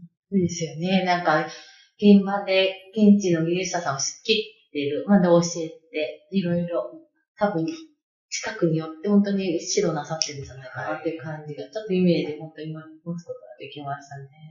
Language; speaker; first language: Japanese; native; Japanese